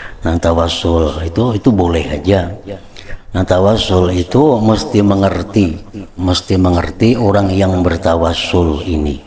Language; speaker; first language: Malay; non-native, local second language; Banjar